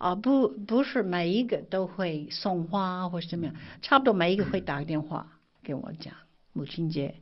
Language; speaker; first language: Chinese; non-native, fluent; English